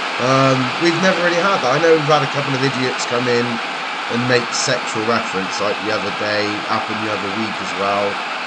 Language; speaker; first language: English; native; English